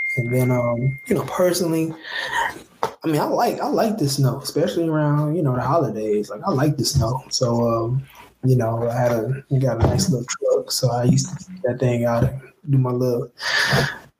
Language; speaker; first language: English; native; English